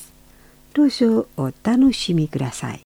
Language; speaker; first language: Japanese; non-native, fluent; Indonesian